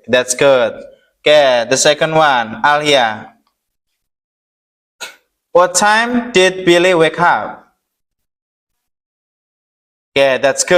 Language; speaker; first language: English; non-native, learner; Indonesian